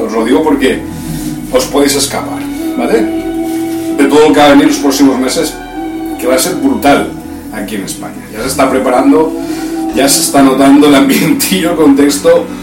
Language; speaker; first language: Spanish; native; Spanish